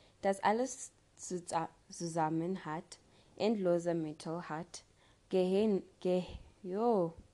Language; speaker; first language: German; non-native, learner; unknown